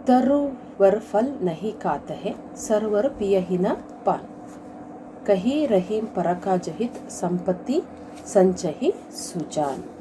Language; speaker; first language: Hindi; non-native, local second language; Kannada